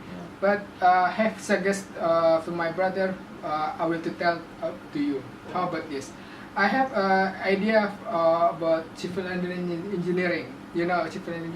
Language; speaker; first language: English; non-native, learner; Indonesian